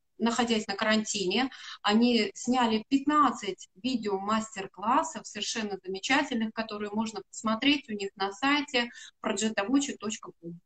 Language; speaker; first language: Russian; native; Russian